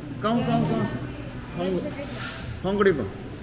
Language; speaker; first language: English; non-native, learner; Korean